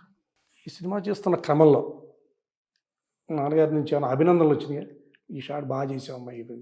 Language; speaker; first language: Telugu; native; Telugu